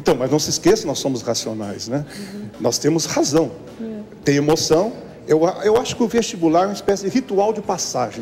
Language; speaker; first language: Portuguese; native; Portuguese